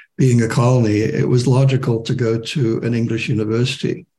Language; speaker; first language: English; non-native, local second language; German